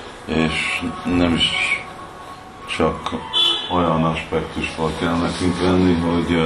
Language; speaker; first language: Hungarian; early bilingual, heritage; Hungarian